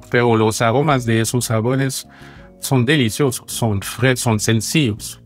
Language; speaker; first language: Spanish; non-native, fluent; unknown